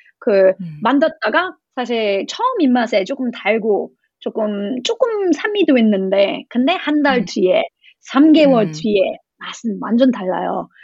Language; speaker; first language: Korean; non-native, learner; English